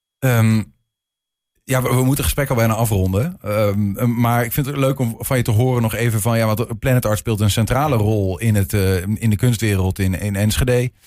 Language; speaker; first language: Dutch; native; Dutch